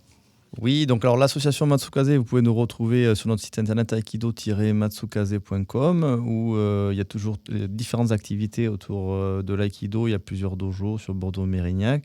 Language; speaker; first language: French; native; French